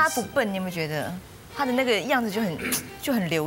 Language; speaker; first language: Chinese; native; Chinese